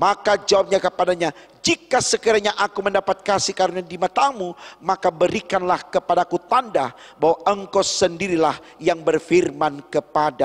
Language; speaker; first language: Indonesian; native; Indonesian